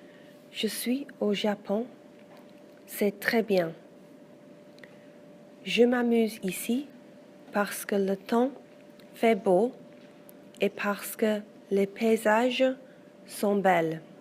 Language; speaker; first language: French; non-native, learner; English